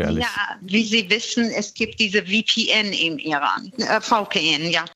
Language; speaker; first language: German; non-native, fluent; Persian